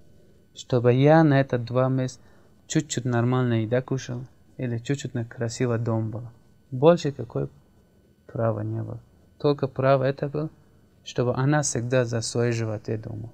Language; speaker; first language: Russian; non-native, learner; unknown